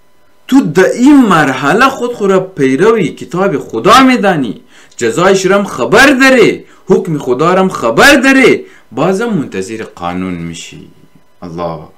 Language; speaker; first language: Persian; native; Persian